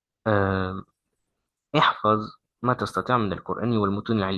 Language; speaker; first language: Arabic; non-native, fluent; French